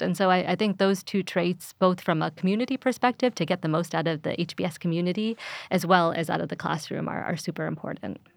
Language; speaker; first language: English; early bilingual, other home language; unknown